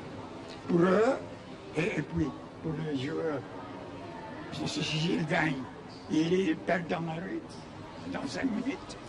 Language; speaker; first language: French; non-native, learner; Chinese